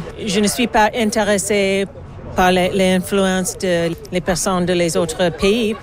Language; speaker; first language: French; non-native, learner; English